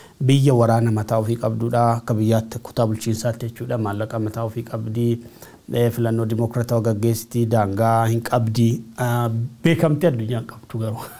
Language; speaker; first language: Oromo; native; Oromo